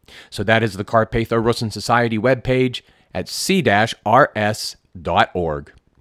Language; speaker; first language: English; native; English